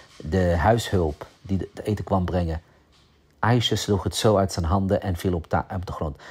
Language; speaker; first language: Dutch; early bilingual, other home language; Arabic